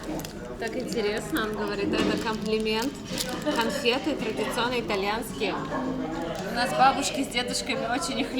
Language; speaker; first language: Russian; native; Russian